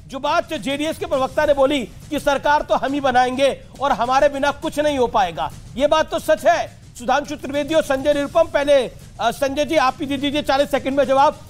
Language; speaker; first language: Hindi; native; Hindi